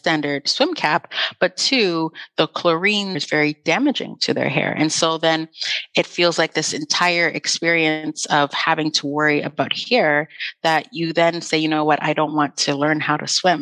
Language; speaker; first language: English; native; English